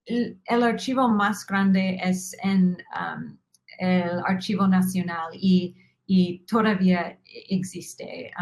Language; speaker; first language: Spanish; non-native, fluent; English